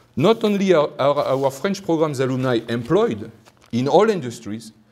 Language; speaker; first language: English; non-native, fluent; French